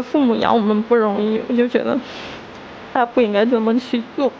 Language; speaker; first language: Chinese; native; Chinese